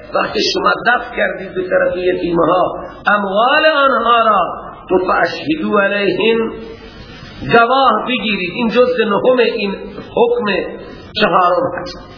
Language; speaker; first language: Persian; non-native, local second language; Baluchi